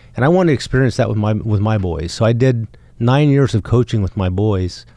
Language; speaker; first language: English; native; English